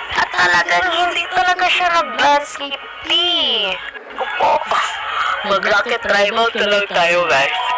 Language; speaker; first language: Filipino; non-native, local second language; Cebuano